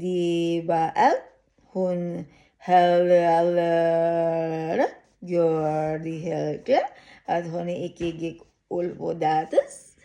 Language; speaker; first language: Norwegian; non-native, learner; Filipino